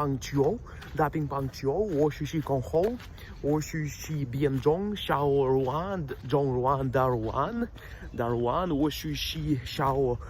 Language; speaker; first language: Chinese; non-native, learner; Russian